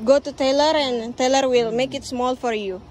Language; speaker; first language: English; non-native, learner; Indonesian